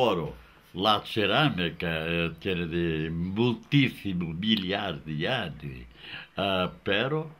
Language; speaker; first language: Italian; non-native, fluent; Portuguese